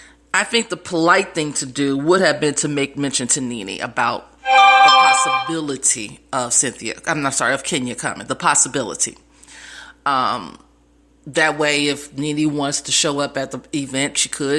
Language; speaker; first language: English; native; English